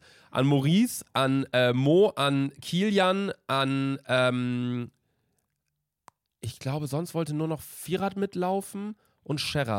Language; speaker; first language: German; native; German